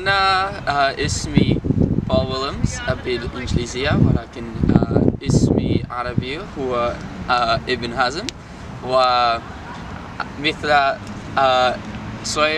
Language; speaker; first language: Arabic; non-native, learner; French